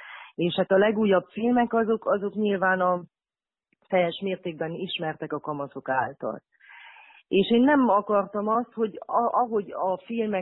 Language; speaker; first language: Hungarian; native; Hungarian